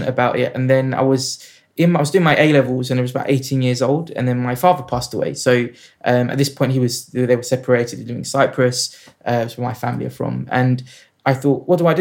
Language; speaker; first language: English; native; English